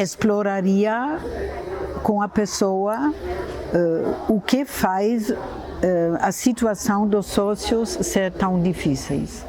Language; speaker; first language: Portuguese; non-native, fluent; German